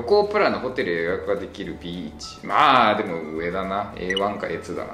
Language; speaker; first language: Japanese; native; Japanese